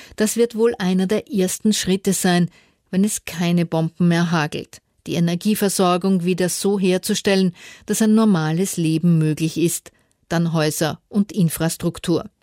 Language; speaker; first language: German; native; German